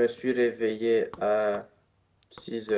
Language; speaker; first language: French; non-native, learner; Romanian